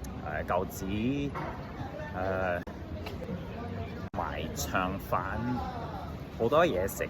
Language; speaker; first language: Chinese; non-native, learner; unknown